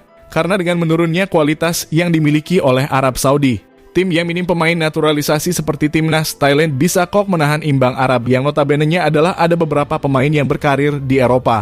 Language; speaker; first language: Indonesian; native; Indonesian